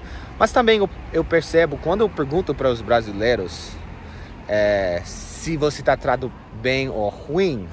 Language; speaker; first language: Portuguese; non-native, fluent; English